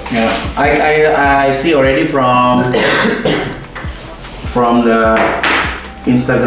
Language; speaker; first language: English; non-native, learner; Indonesian